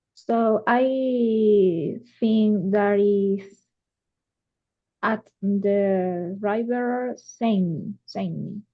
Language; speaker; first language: English; non-native, learner; Spanish